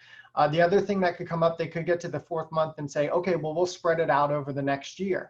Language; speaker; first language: English; native; English